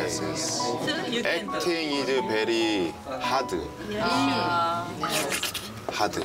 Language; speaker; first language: English; non-native, learner; Korean